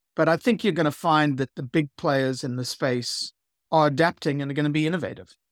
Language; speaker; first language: English; native; English